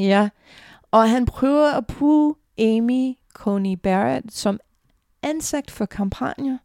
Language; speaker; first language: Danish; non-native, fluent; English